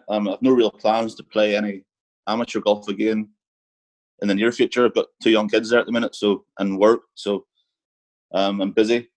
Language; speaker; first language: English; native; English